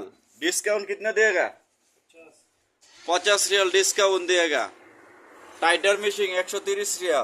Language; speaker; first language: Hindi; non-native, local second language; Bangla